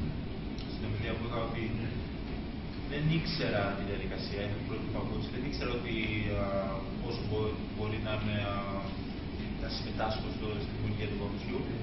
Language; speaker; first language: Greek; early bilingual, other home language; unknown